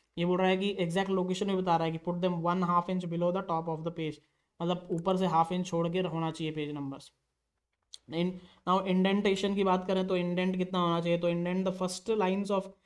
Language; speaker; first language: Hindi; native; Hindi